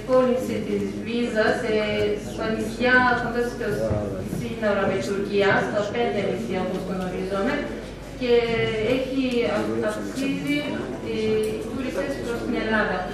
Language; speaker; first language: Greek; non-native, learner; Turkish